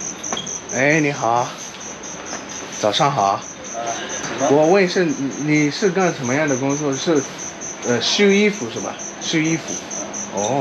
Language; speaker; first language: Chinese; non-native, learner; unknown